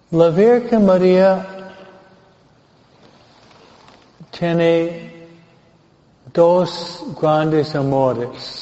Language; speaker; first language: Spanish; non-native, fluent; English